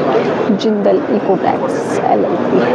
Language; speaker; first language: Hindi; native; Hindi